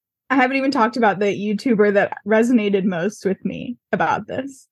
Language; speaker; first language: English; native; English